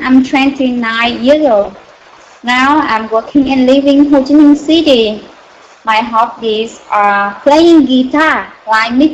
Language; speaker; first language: English; non-native, learner; Vietnamese